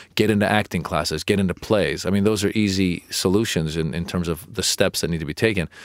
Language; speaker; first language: English; early bilingual, other home language; Persian